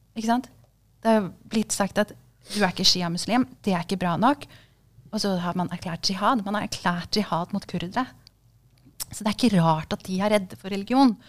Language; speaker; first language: Norwegian; early bilingual, other home language; Kurdish